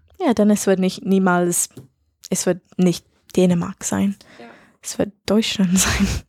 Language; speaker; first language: German; non-native, learner; English